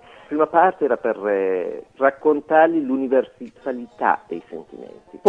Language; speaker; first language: Italian; non-native, fluent; Persian